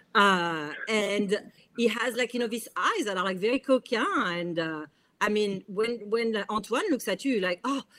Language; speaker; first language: English; non-native, fluent; French